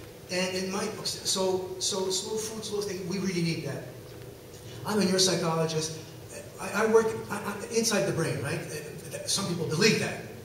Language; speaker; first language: English; non-native, local second language; French